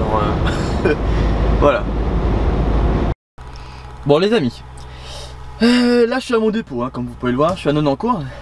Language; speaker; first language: French; native; French